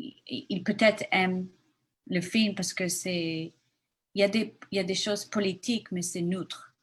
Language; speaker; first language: French; non-native, learner; English